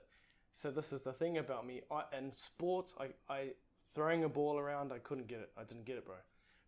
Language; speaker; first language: English; non-native, local second language; Māori